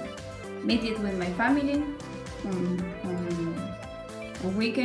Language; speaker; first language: English; non-native, learner; Spanish